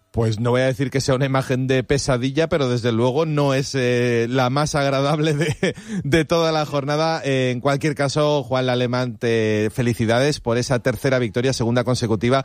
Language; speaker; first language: Spanish; native; Spanish